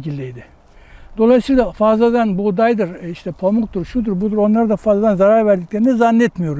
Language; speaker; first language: Turkish; native; Turkish